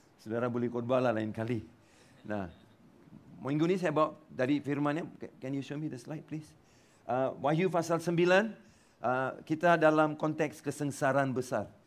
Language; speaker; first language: Malay; non-native, local second language; Tamil